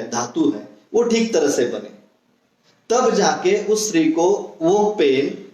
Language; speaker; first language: Hindi; non-native, local second language; Marathi